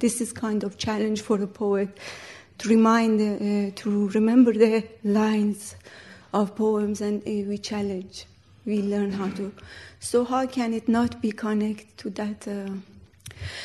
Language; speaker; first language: English; non-native, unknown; Persian